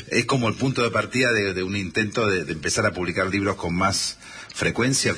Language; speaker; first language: Spanish; native; Spanish